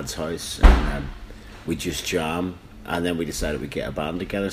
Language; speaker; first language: English; native; English